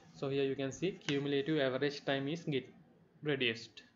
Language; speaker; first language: English; non-native, local second language; Sinhala